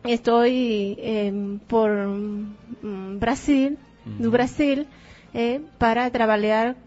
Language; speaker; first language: Portuguese; non-native, learner; Spanish